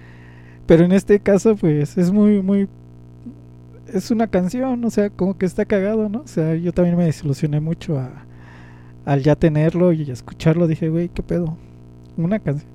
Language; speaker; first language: Spanish; native; Spanish